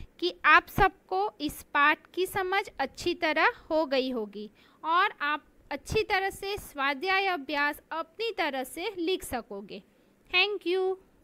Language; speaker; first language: Hindi; non-native, local second language; Gujarati